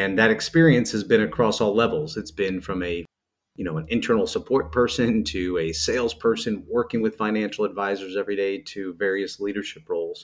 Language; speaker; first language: English; native; English